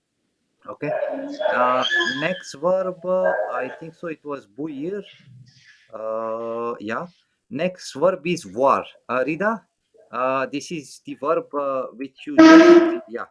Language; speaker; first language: English; non-native, local second language; French